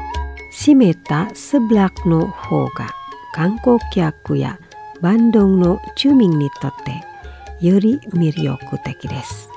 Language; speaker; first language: Japanese; non-native, fluent; Indonesian